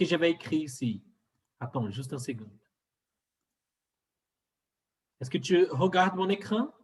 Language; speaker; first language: French; non-native, fluent; Portuguese